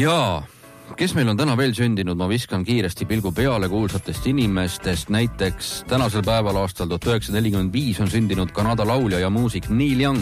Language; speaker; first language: Estonian; native; Estonian